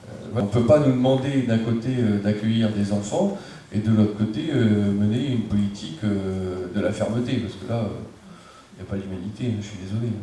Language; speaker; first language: French; native; French